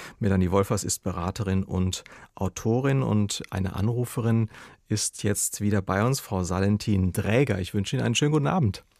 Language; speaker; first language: German; native; German